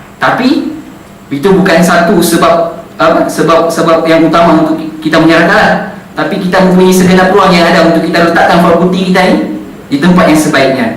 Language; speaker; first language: Malay; non-native, local second language; Central Dusun